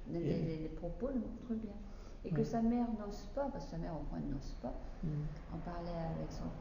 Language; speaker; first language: French; native; French